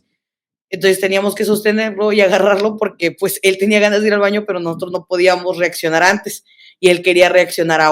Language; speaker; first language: Spanish; native; Spanish